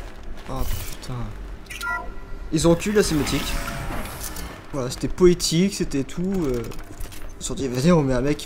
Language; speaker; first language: French; native; French